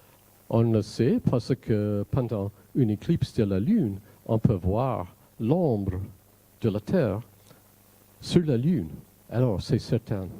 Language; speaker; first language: French; non-native, fluent; English